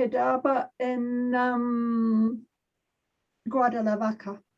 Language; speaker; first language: Spanish; non-native, learner; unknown